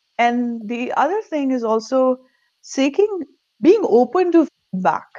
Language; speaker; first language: English; non-native, local second language; Tamil